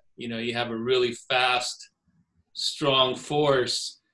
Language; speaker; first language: English; native; English